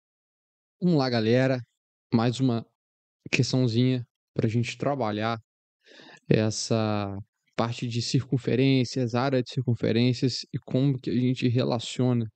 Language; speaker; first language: Portuguese; native; Portuguese